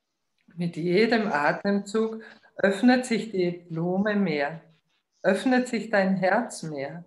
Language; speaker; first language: German; native; German